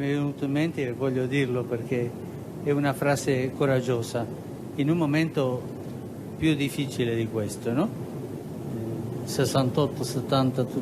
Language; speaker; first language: Italian; non-native, fluent; Spanish